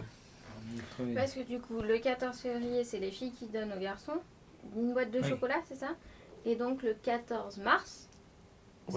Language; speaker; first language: French; native; French